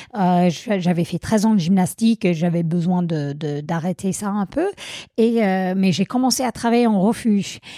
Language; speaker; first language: French; non-native, fluent; English